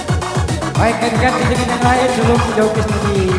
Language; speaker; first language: Indonesian; native; Indonesian